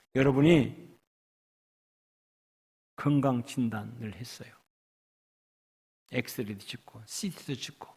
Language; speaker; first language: Korean; native; Korean